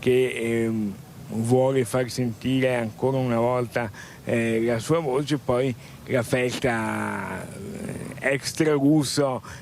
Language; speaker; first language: Italian; native; Italian